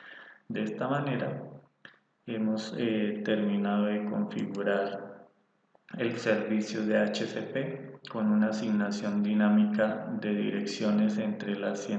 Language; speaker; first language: Spanish; native; Spanish